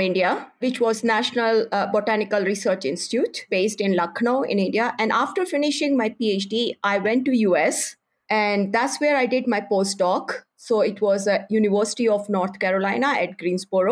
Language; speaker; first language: English; non-native, local second language; Hindi